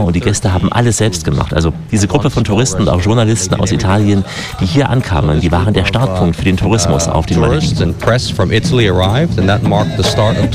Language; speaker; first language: German; native; German